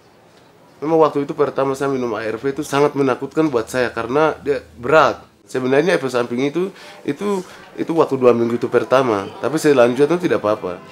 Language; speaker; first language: Indonesian; non-native, local second language; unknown